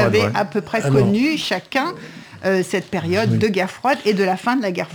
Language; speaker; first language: French; native; French